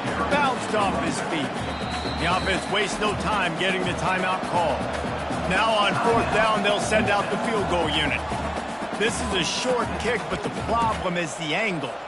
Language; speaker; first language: English; native; English